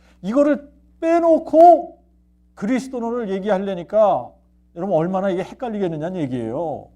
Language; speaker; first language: Korean; native; Korean